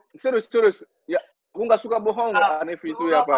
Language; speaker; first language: Indonesian; non-native, learner; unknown